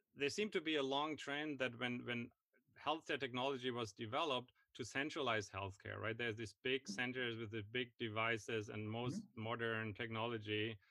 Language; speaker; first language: English; non-native, fluent; German